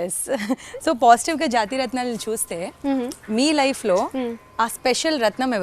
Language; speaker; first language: Telugu; native; Telugu